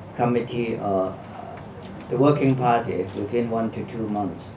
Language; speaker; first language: English; non-native, local second language; Cantonese